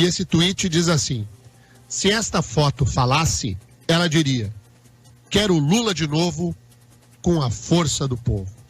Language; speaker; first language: Portuguese; native; Portuguese